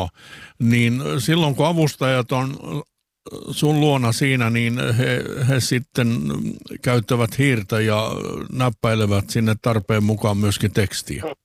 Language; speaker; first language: Finnish; native; Finnish